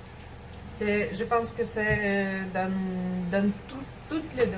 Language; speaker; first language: French; non-native, learner; Russian